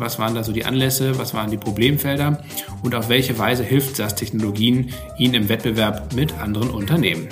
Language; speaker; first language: German; native; German